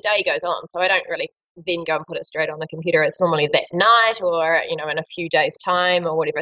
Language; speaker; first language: English; native; English